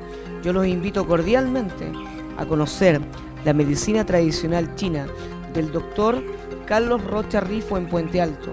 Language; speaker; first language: Spanish; native; Spanish